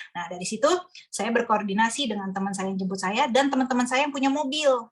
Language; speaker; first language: Indonesian; native; Indonesian